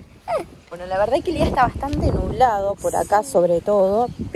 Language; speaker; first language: Spanish; native; Spanish